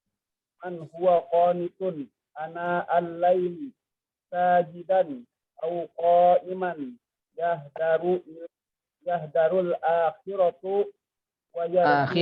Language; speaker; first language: Arabic; non-native, learner; Indonesian